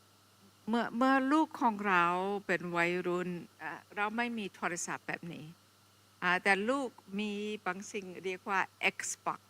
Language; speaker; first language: Thai; non-native, fluent; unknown